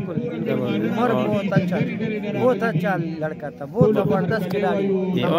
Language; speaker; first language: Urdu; non-native, local second language; Pashto